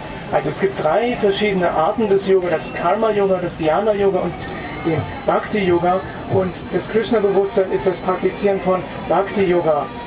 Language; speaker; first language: German; native; German